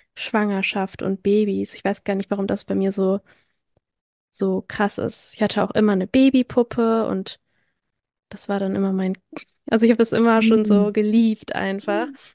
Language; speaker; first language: German; early bilingual, other home language; French